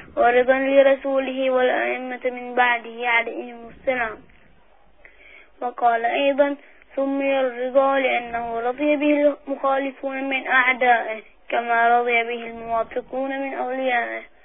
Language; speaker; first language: Arabic; native; Arabic